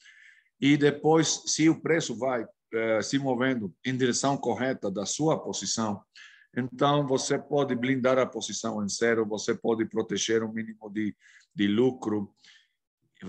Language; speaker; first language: Portuguese; non-native, fluent; Spanish